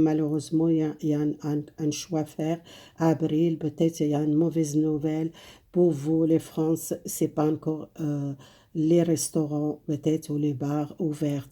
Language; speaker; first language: French; non-native, fluent; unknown